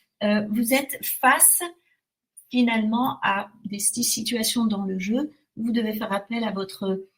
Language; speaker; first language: French; native; French